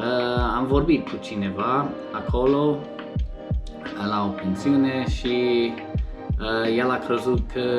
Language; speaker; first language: Romanian; non-native, learner; English